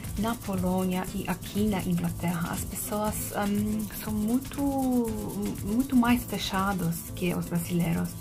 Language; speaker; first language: Portuguese; non-native, fluent; Polish